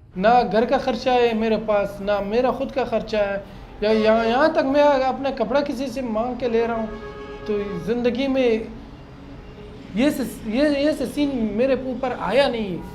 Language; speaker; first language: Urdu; non-native, local second language; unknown